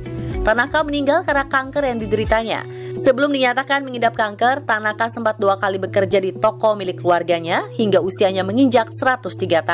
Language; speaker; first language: Indonesian; native; Indonesian